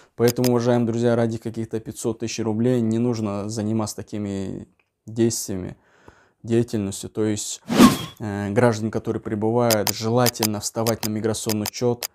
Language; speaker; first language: Russian; non-native, local second language; Uzbek